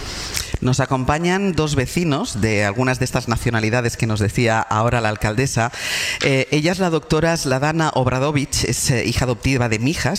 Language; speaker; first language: Spanish; native; Spanish